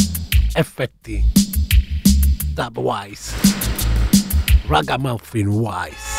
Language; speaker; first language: Italian; native; Italian